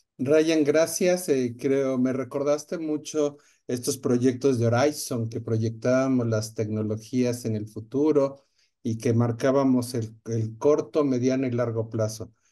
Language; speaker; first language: Spanish; native; Spanish